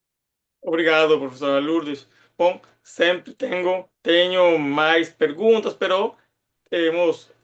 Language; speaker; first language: Portuguese; non-native, fluent; Spanish